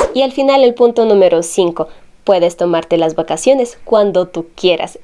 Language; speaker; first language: Spanish; non-native, fluent; Latvian